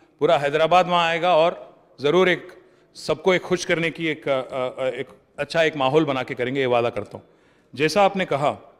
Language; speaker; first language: Hindi; non-native, local second language; Telugu